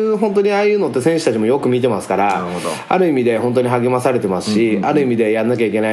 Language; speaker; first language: Japanese; native; Japanese